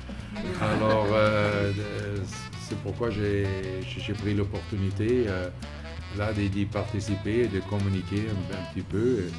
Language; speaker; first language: French; non-native, fluent; German